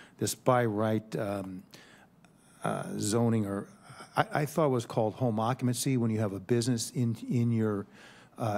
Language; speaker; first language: English; native; English